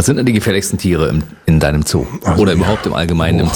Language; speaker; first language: German; native; German